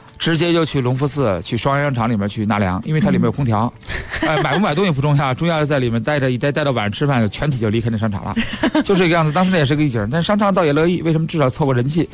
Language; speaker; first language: Chinese; native; Chinese